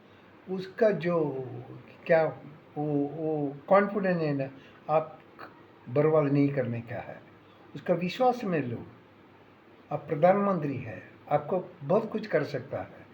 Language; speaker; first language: Hindi; non-native, local second language; Malayalam